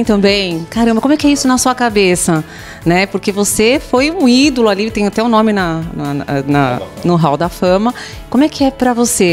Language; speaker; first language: Portuguese; native; Portuguese